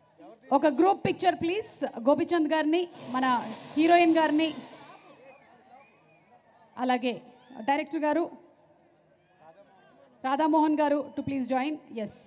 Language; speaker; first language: Telugu; native; Telugu